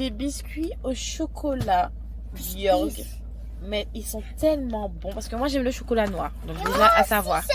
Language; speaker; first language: French; native; French